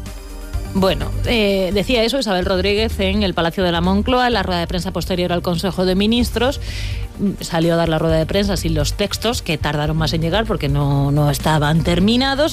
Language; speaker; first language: Spanish; native; Spanish